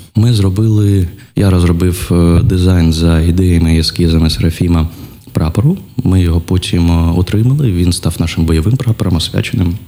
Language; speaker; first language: Ukrainian; non-native, local second language; Russian